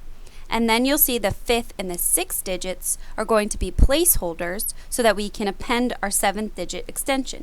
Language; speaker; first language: English; native; English